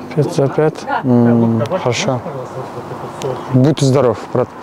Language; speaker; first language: Russian; non-native, learner; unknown